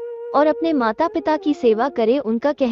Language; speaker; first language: Hindi; native; Hindi